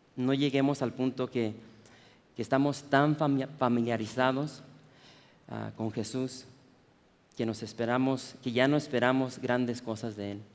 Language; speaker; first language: Spanish; early bilingual, heritage; Spanish